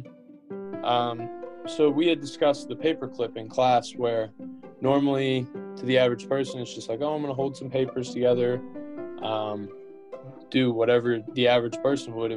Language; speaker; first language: English; native; English